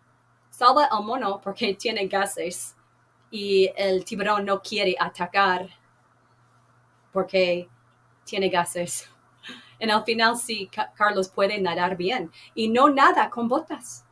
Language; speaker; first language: Spanish; non-native, fluent; English